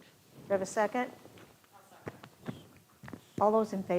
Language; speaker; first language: English; native; English